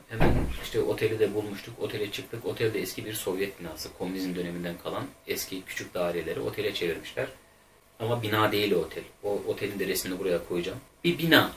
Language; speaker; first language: Turkish; native; Turkish